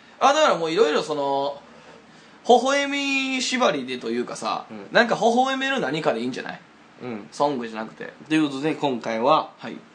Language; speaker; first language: Japanese; native; Japanese